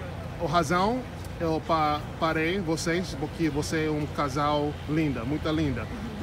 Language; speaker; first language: Portuguese; non-native, learner; English